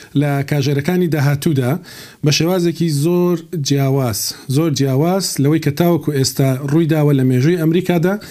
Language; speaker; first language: Central Kurdish; native; Central Kurdish